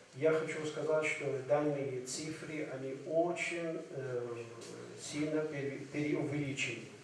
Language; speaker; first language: Russian; non-native, fluent; Arabic